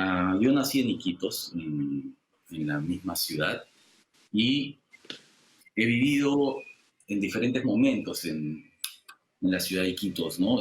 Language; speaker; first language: Spanish; native; Spanish